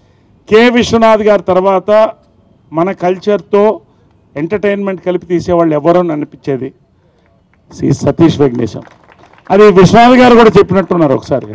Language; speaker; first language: Telugu; native; Telugu